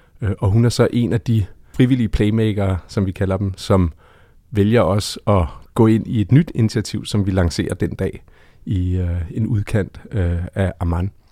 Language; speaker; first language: Danish; native; Danish